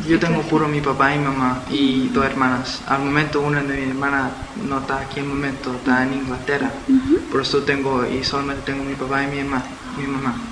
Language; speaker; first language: Spanish; early bilingual, heritage; Spanish